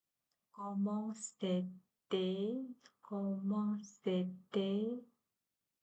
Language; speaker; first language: French; non-native, learner; Chinese